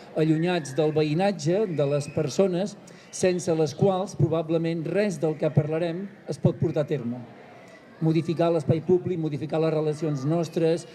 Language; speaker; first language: Catalan; native; Catalan